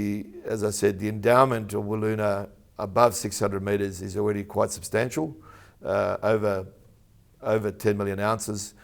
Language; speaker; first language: English; native; English